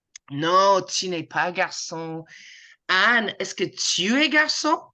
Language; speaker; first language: French; non-native, fluent; English